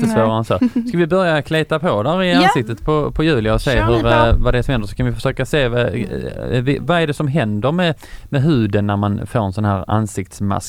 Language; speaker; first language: Swedish; native; Swedish